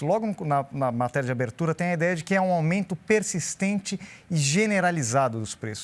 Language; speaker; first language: Portuguese; native; Portuguese